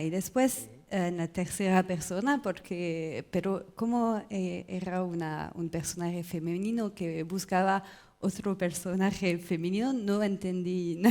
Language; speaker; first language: Spanish; non-native, learner; French